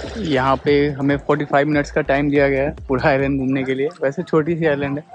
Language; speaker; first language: Hindi; native; Hindi